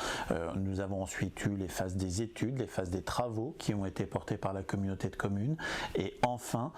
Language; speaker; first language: French; native; French